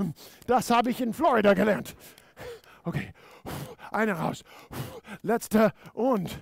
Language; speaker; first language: German; non-native, fluent; English